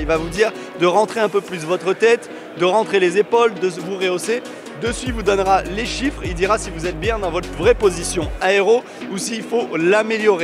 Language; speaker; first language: French; native; French